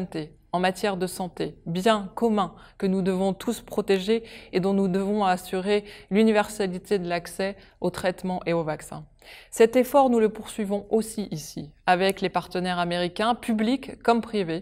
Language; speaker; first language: French; native; French